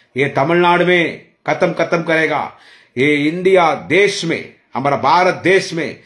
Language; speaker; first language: Hindi; non-native, local second language; Tamil